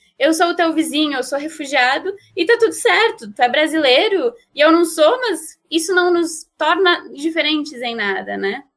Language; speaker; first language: Portuguese; non-native, fluent; Spanish